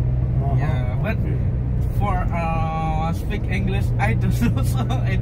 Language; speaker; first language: English; non-native, learner; Indonesian